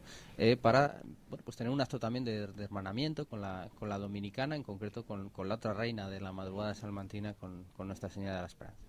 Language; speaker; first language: Spanish; native; Spanish